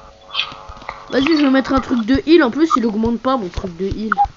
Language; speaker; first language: French; native; French